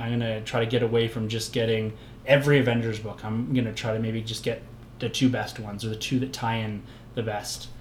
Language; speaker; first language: English; native; English